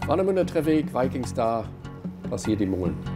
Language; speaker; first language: German; native; German